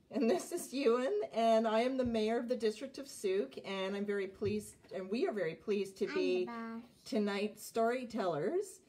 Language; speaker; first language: English; native; English